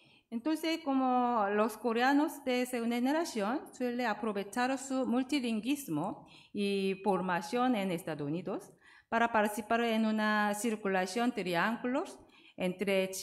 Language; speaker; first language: Spanish; non-native, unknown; Korean